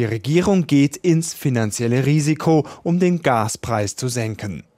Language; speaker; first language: German; native; German